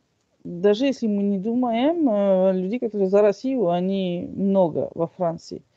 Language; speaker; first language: Russian; non-native, fluent; French